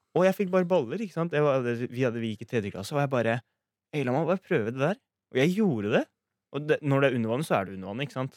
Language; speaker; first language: Norwegian; early bilingual, other home language; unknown